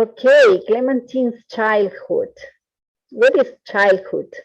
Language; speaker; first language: English; non-native, fluent; Spanish